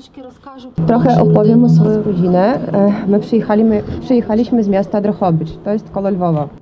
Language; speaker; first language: Polish; non-native, learner; Ukrainian